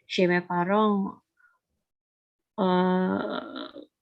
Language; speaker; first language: French; non-native, learner; Indonesian